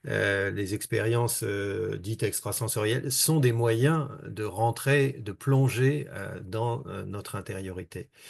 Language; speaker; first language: French; native; French